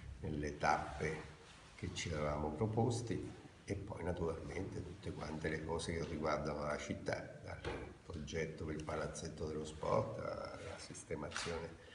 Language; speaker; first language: Italian; native; Italian